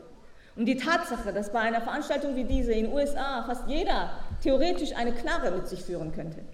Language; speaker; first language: German; native; German